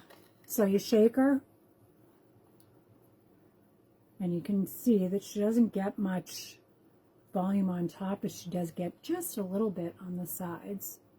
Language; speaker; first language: English; native; English